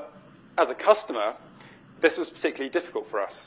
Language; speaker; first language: English; native; English